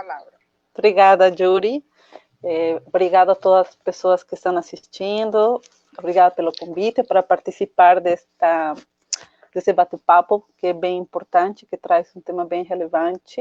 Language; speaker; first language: Portuguese; non-native, fluent; Spanish